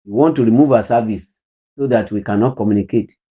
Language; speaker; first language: English; non-native, local second language; Yoruba